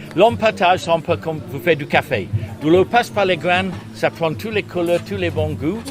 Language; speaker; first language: French; non-native, learner; English